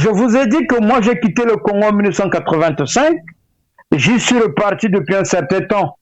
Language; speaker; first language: French; non-native, local second language; Lingala